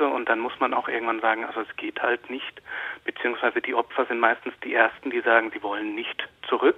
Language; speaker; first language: German; native; German